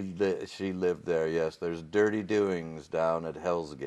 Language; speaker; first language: English; native; English